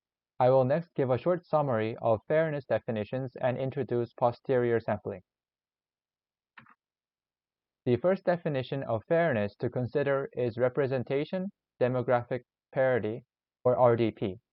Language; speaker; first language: English; non-native, learner; Korean